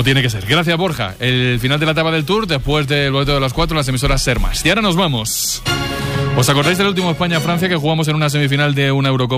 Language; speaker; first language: Spanish; native; Spanish